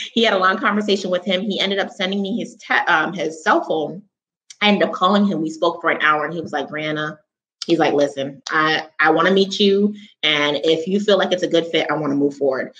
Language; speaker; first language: English; native; English